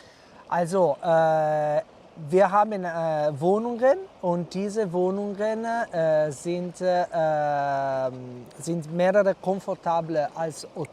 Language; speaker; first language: German; non-native, fluent; Italian